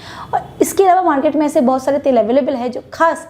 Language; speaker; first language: Hindi; native; Hindi